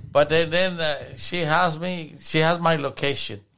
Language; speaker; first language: English; non-native, fluent; Spanish